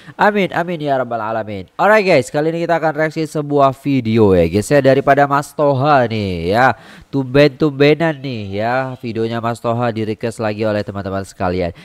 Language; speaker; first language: Indonesian; native; Indonesian